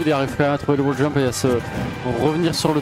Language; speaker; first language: French; native; French